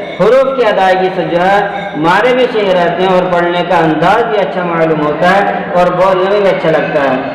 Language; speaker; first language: Urdu; native; Urdu